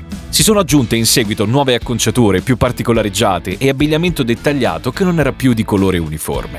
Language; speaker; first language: Italian; native; Italian